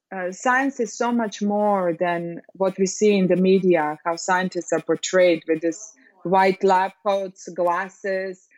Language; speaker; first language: English; non-native, fluent; Serbian